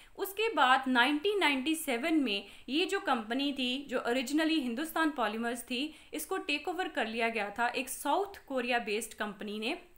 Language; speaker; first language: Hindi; non-native, local second language; Punjabi